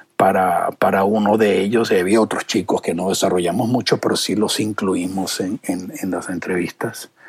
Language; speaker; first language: Spanish; native; Spanish